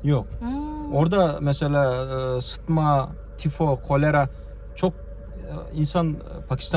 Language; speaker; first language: Turkish; non-native, local second language; Kazakh